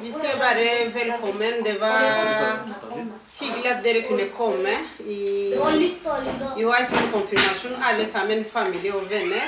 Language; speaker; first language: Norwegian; non-native, learner; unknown